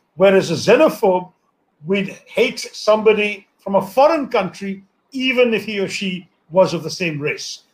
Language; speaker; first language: English; non-native, local second language; Malayalam